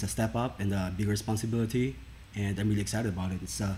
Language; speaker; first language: English; non-native, local second language; Filipino